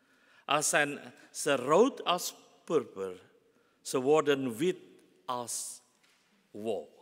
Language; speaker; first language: Dutch; non-native, fluent; Indonesian